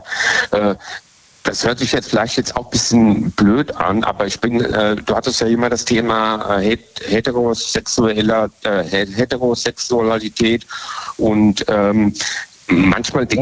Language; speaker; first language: German; native; German